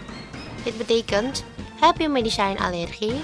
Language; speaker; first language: Dutch; non-native, learner; Indonesian